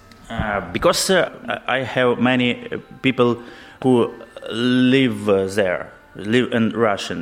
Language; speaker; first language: English; non-native, learner; Ukrainian